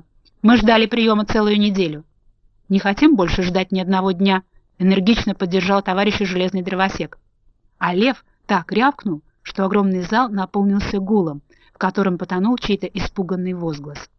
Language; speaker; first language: Russian; native; Russian